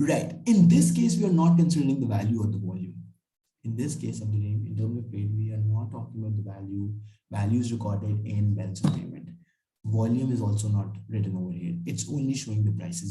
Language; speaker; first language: English; non-native, local second language; Urdu